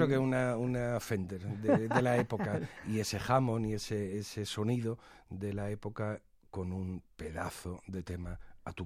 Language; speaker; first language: Spanish; native; Spanish